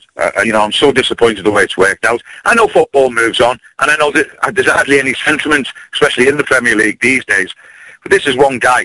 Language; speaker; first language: English; native; English